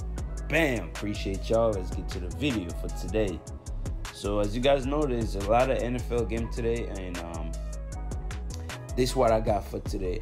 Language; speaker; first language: English; native; English